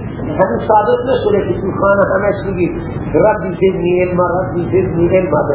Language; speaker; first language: Persian; non-native, local second language; Baluchi